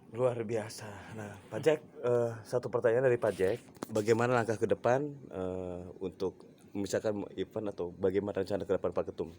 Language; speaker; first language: Indonesian; native; Indonesian